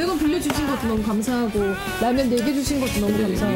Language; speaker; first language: Korean; native; Korean